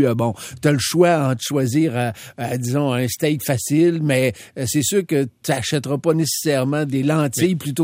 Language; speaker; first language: French; native; French